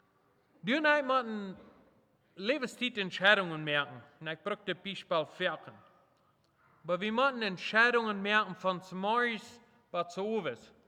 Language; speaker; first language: German; non-native, local second language; Plautdietsch